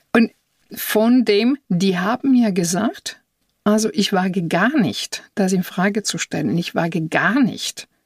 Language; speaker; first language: German; non-native, fluent; Italian